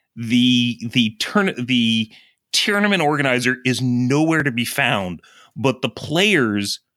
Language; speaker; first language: English; native; English